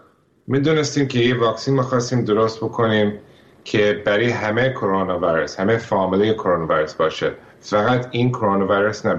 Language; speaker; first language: Persian; early bilingual, heritage; Persian